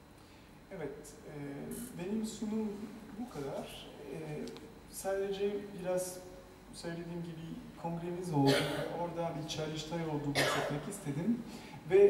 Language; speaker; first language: Turkish; non-native, fluent; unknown